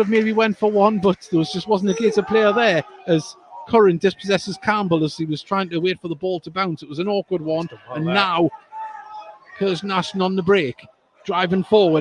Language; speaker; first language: English; native; English